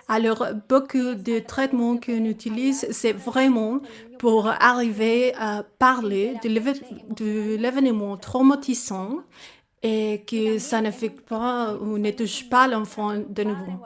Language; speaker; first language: French; non-native, fluent; Spanish